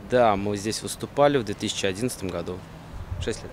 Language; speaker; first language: Russian; native; Russian